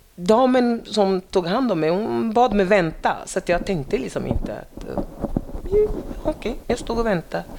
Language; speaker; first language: Swedish; non-native, fluent; French